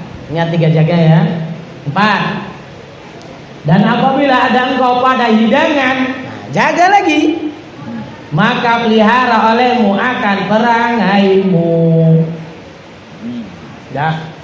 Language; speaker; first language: Indonesian; native; Indonesian